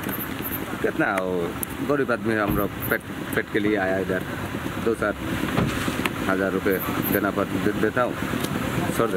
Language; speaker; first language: Hindi; non-native, learner; Bangla